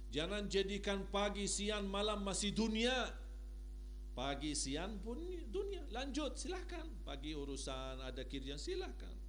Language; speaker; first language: Indonesian; non-native, fluent; Arabic